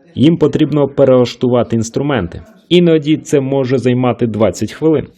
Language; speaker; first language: Ukrainian; non-native, fluent; English